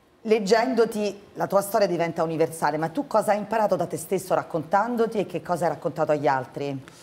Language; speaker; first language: Italian; native; Italian